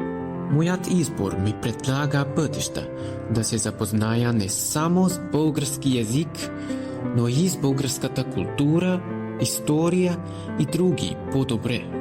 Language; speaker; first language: Bulgarian; non-native, learner; Chinese